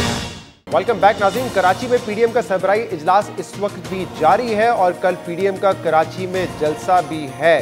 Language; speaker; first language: Urdu; native; Urdu